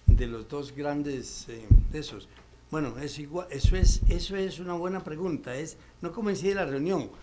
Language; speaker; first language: Spanish; native; Spanish